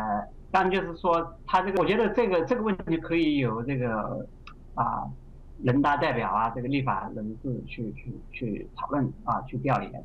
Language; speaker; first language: Chinese; native; Chinese